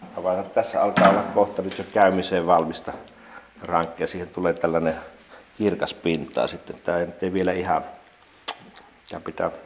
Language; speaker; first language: Finnish; native; Finnish